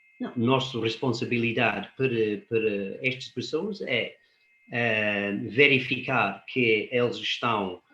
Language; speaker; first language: Portuguese; non-native, fluent; English